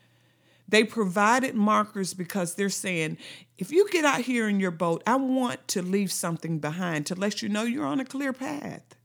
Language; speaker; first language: English; native; English